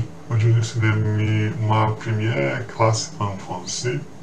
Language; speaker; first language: French; non-native, learner; Portuguese